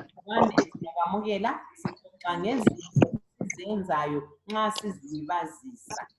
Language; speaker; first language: Zulu; native; Zulu